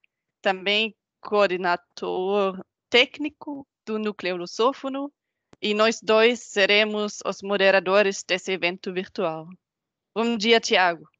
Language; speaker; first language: Portuguese; non-native, fluent; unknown